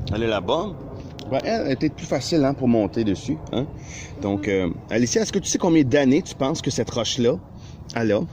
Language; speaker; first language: French; native; French